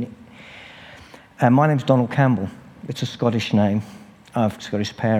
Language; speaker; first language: English; native; English